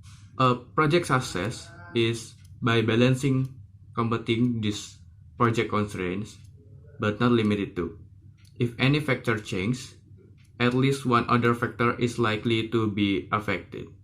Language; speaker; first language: English; non-native, learner; Indonesian